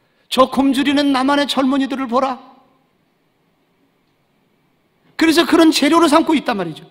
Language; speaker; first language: Korean; native; Korean